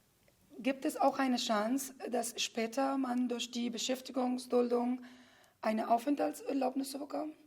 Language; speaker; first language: German; non-native, fluent; Pashto